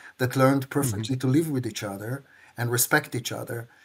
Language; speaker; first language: English; non-native, fluent; Hebrew